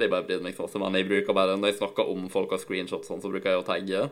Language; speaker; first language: Norwegian; native; Norwegian